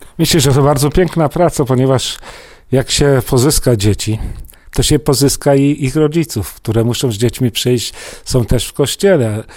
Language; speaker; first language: Polish; native; Polish